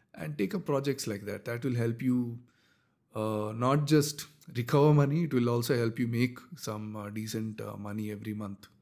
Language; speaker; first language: English; non-native, local second language; Kannada